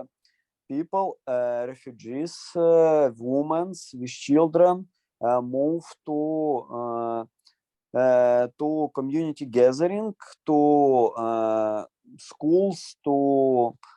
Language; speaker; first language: English; non-native, learner; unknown